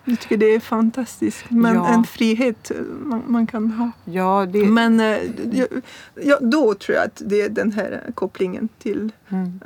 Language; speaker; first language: Swedish; non-native, fluent; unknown